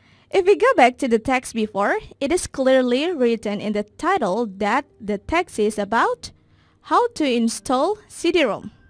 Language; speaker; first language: English; non-native, fluent; Indonesian